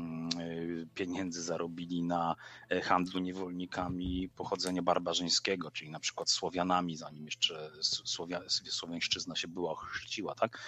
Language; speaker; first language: Polish; native; Polish